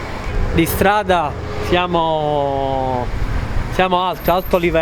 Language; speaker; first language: Italian; native; Italian